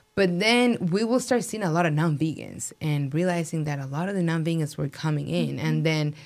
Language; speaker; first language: English; non-native, fluent; Spanish